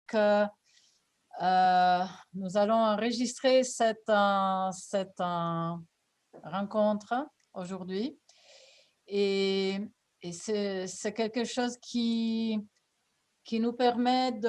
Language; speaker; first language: French; non-native, fluent; Italian